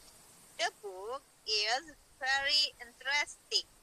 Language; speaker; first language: English; non-native, learner; Indonesian